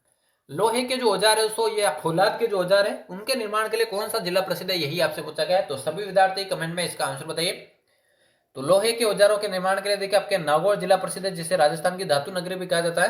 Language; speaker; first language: Hindi; native; Hindi